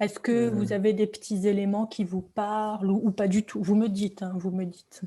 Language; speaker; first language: French; native; French